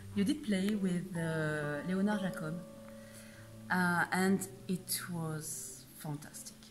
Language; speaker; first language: English; non-native, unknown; French